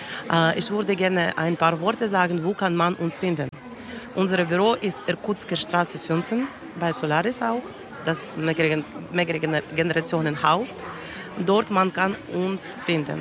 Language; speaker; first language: German; non-native, learner; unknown